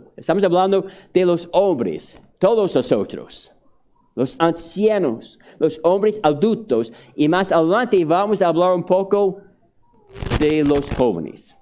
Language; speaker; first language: Spanish; non-native, fluent; English